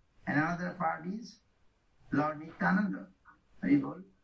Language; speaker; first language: English; non-native, local second language; Bangla